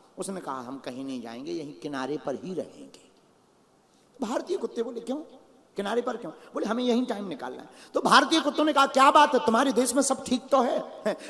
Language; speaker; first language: Hindi; native; Hindi